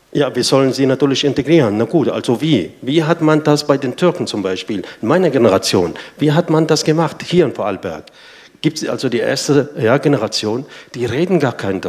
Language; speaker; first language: German; non-native, fluent; Arabic